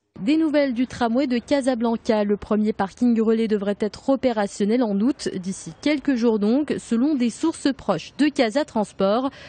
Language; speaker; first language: French; non-native, local second language; Arabic